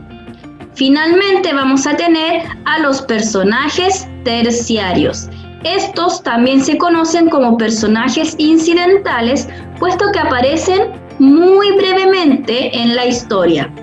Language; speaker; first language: Spanish; native; Spanish